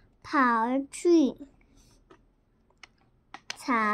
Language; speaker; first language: Chinese; non-native, learner; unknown